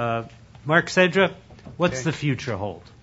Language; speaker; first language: English; native; English